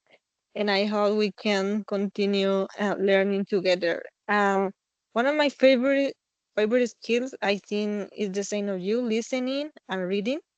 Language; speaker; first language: English; non-native, learner; Spanish